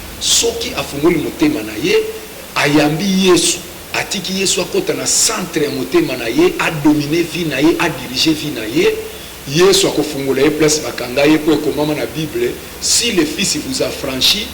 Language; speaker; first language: Lingala; native; Lingala